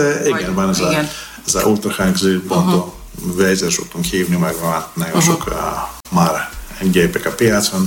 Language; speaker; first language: Hungarian; non-native, learner; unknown